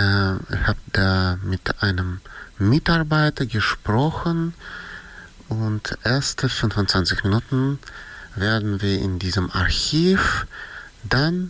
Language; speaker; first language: German; non-native, fluent; Russian